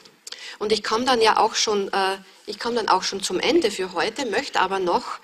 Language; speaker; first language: German; native; German